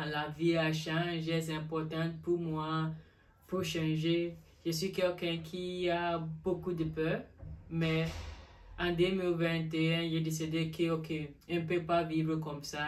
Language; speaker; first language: French; non-native, learner; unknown